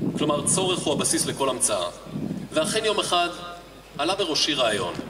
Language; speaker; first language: Hebrew; native; Hebrew